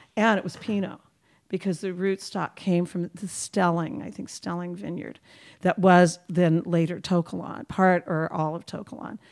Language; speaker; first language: English; native; English